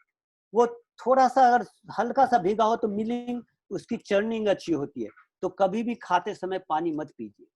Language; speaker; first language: Hindi; native; Hindi